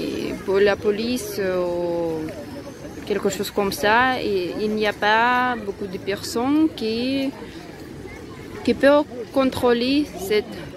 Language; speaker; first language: French; non-native, learner; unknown